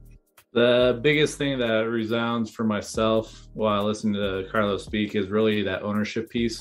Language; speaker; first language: English; native; English